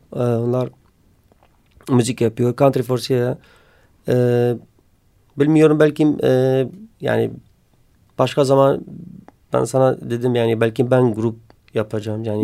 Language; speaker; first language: Turkish; non-native, learner; Kurdish